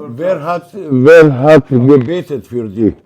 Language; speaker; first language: German; non-native, learner; Albanian